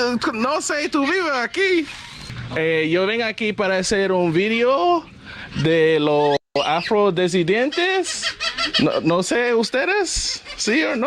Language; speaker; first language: Spanish; non-native, learner; English